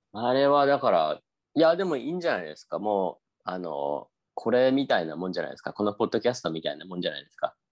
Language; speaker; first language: Japanese; native; Japanese